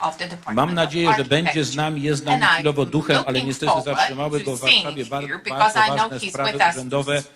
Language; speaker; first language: Polish; native; Polish